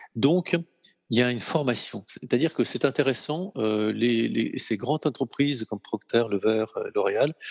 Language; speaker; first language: French; non-native, fluent; Ukrainian